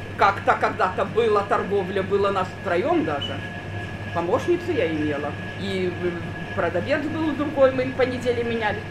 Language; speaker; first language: Russian; non-native, local second language; Polish